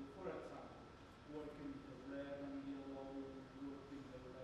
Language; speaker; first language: English; non-native, learner; Spanish